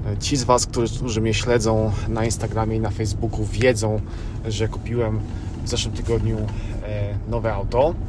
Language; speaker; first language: Polish; native; Polish